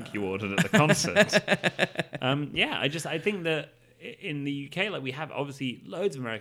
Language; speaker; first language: English; native; English